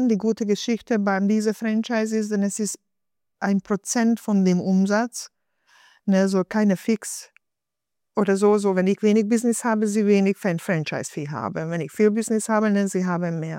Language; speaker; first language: German; non-native, fluent; Hungarian